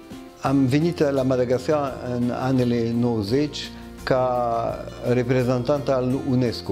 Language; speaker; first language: Romanian; early bilingual, heritage; French